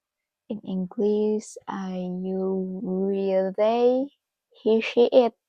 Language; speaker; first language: English; non-native, fluent; Indonesian